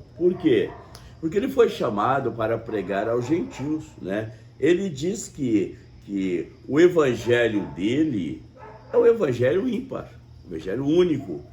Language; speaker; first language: Portuguese; native; Portuguese